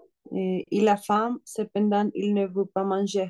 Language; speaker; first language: French; non-native, learner; Spanish